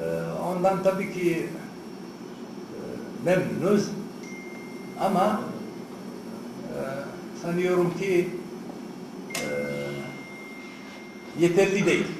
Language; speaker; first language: Turkish; non-native, fluent; Arabic